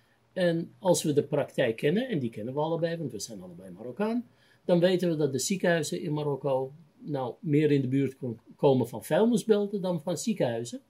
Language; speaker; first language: Dutch; native; Dutch